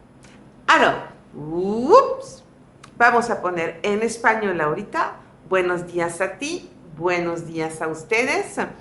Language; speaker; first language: Spanish; non-native, fluent; French